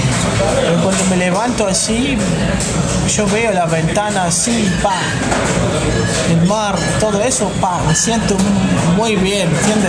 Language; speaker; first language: Spanish; non-native, learner; Arabic